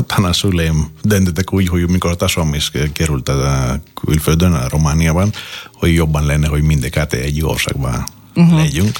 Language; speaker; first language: Hungarian; non-native, fluent; Greek